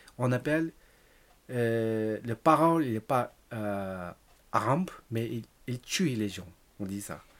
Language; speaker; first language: French; non-native, learner; Tibetan